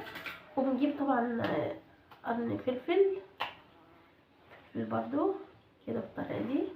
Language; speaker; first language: Arabic; native; Arabic